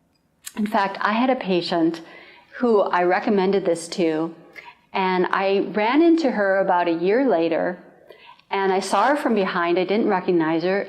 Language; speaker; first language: English; native; English